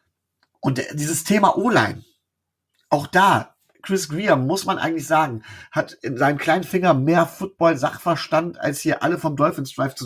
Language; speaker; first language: German; native; German